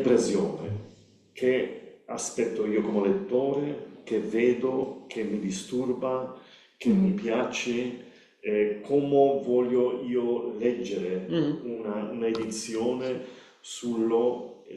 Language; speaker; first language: Italian; non-native, learner; Spanish